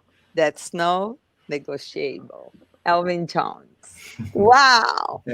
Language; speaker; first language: English; non-native, learner; Portuguese